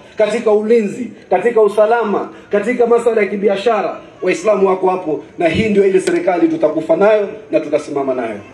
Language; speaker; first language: Swahili; native; Swahili